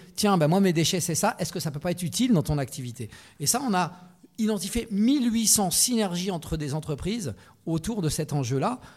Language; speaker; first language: French; native; French